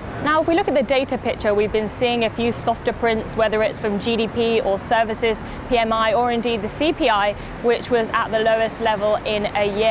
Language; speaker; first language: English; native; English